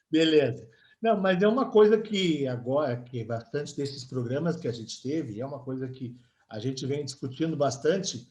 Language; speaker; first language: Portuguese; native; Portuguese